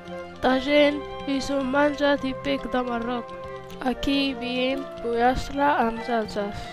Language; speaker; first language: Catalan; non-native, learner; Berber languages